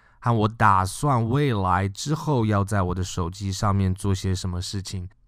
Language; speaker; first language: Chinese; native; Chinese